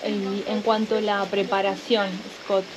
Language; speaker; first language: Spanish; native; Spanish